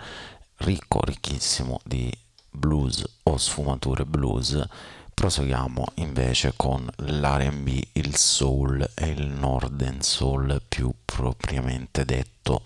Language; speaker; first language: Italian; native; Italian